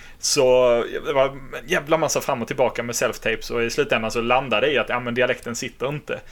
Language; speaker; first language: Swedish; native; Swedish